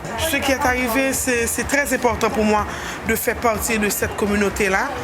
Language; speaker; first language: French; non-native, local second language; Haitian Creole